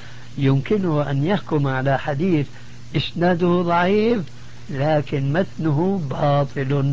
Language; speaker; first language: Arabic; native; Arabic